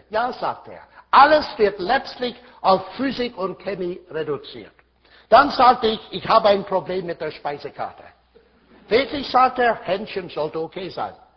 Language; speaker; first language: German; non-native, fluent; English